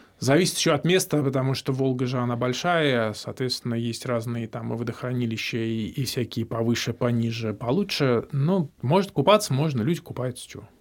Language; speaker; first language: Russian; native; Russian